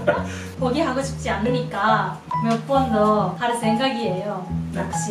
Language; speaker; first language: Korean; non-native, learner; Japanese